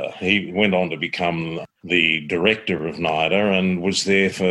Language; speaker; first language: English; native; English